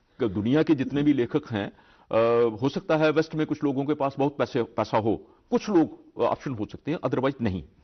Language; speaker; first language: Hindi; non-native, local second language; Dogri